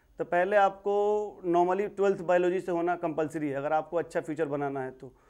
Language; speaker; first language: Hindi; native; Hindi